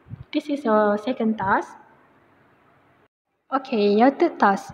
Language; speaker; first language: English; non-native, local second language; Malay